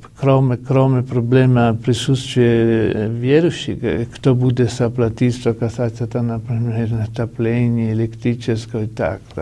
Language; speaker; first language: Russian; non-native, learner; Italian